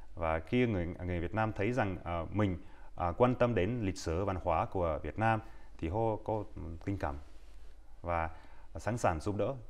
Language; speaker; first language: Vietnamese; non-native, fluent; Russian